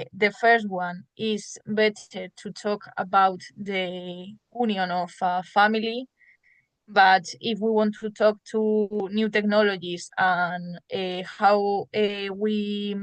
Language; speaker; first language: English; non-native, learner; Spanish